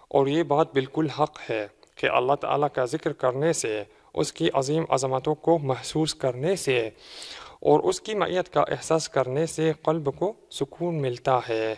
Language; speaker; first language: Urdu; non-native, fluent; Arabic